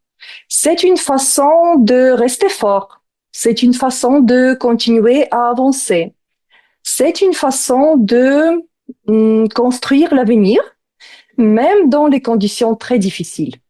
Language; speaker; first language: French; non-native, fluent; Ukrainian